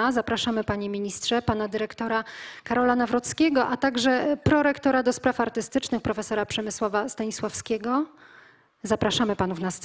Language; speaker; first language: Polish; native; Polish